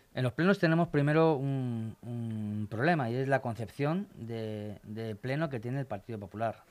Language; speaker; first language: Spanish; native; Spanish